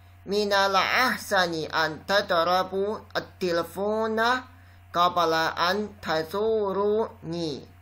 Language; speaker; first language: Arabic; non-native, learner; Chinese